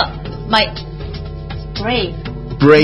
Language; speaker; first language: English; non-native, learner; Korean